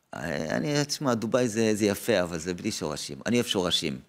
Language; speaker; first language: Hebrew; native; Hebrew